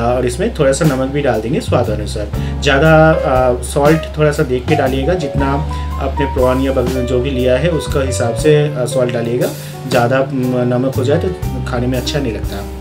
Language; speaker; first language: Hindi; non-native, local second language; Bangla